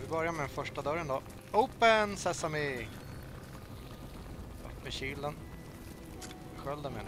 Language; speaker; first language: Swedish; native; Swedish